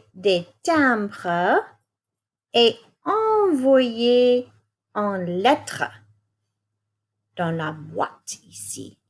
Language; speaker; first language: French; non-native, fluent; English